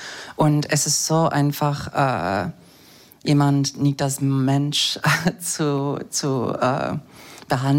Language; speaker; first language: German; non-native, fluent; English